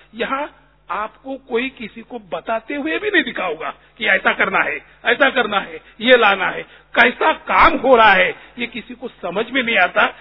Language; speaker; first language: Hindi; native; Hindi